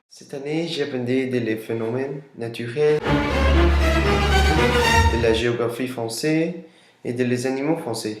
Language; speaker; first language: French; non-native, learner; Spanish